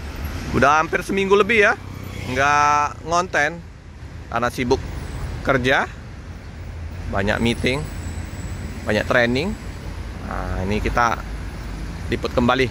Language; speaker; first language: Indonesian; native; Indonesian